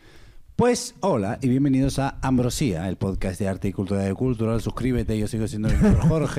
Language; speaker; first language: Spanish; native; Spanish